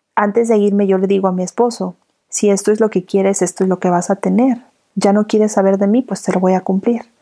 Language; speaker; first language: Spanish; native; Spanish